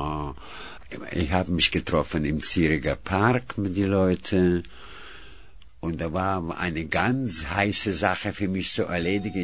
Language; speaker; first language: German; non-native, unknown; Russian